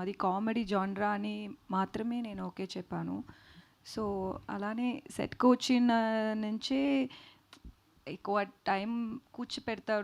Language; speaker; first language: Telugu; non-native, learner; Tamil